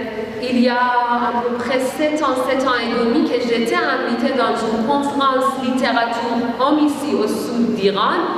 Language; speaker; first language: French; non-native, learner; Persian